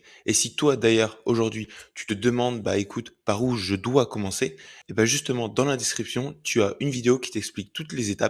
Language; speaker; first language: French; native; French